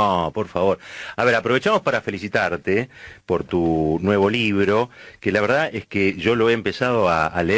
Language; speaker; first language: Spanish; native; Spanish